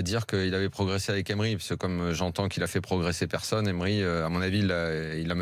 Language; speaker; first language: French; native; French